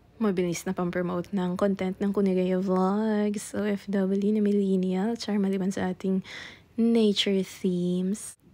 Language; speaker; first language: Filipino; non-native, local second language; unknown